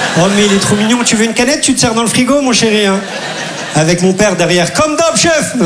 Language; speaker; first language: French; early bilingual, other home language; Turkish